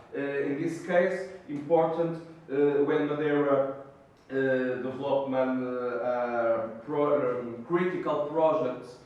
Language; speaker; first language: English; non-native, learner; Portuguese